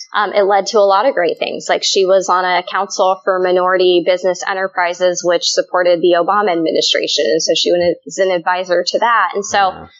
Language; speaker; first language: English; native; English